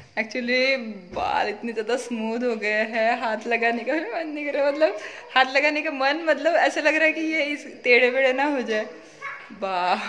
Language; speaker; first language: Hindi; non-native, local second language; Marathi